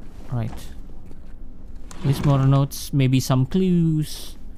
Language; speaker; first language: English; non-native, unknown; Indonesian